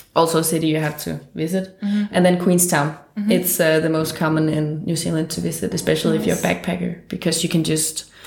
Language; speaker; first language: English; non-native, fluent; Danish